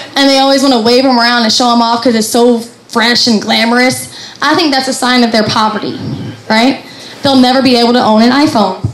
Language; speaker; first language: English; native; English